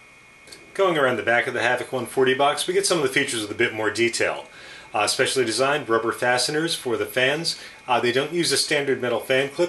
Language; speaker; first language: English; native; English